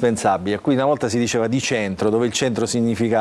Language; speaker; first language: Italian; native; Italian